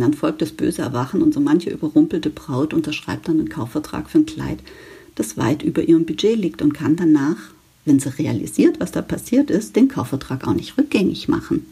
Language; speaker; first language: German; native; German